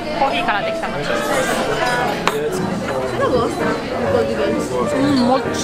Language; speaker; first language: Japanese; non-native, fluent; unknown